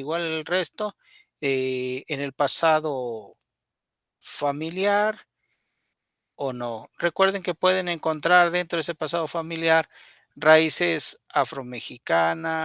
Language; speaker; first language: Spanish; native; Spanish